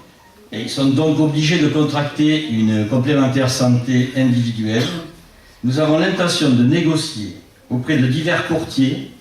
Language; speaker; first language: French; native; French